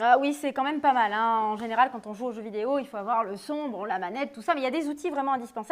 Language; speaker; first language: French; native; French